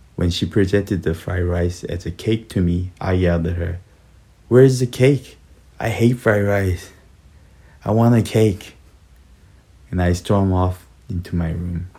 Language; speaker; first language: English; early bilingual, other home language; Korean